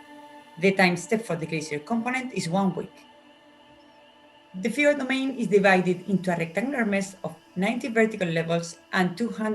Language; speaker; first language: English; non-native, fluent; Spanish